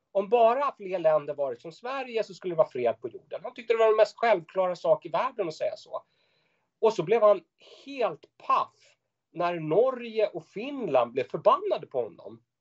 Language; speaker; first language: Swedish; native; Swedish